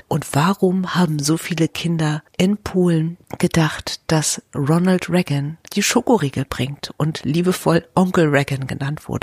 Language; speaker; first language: German; native; German